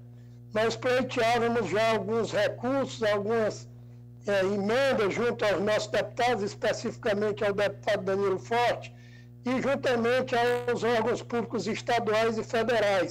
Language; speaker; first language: Portuguese; native; Portuguese